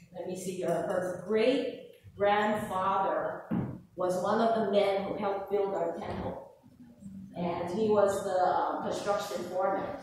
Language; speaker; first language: English; native; English